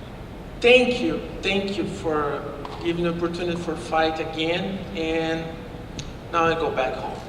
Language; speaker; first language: English; non-native, learner; Portuguese